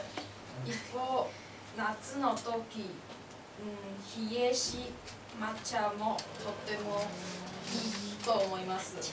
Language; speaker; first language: Japanese; non-native, learner; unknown